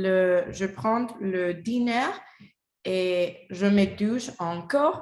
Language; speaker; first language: French; non-native, learner; Spanish